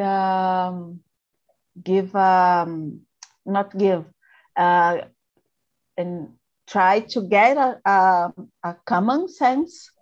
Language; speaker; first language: English; non-native, learner; Portuguese